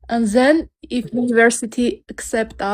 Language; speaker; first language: English; non-native, learner; Armenian